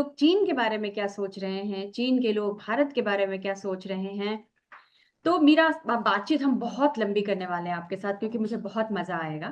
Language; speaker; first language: Hindi; native; Hindi